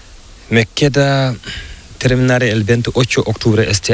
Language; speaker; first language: Spanish; non-native, learner; Fula